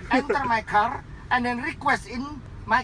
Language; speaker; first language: English; non-native, learner; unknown